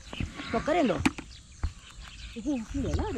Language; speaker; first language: Swedish; non-native, learner; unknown